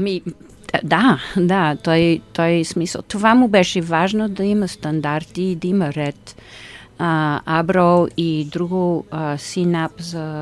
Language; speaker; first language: Bulgarian; early bilingual, heritage; Bulgarian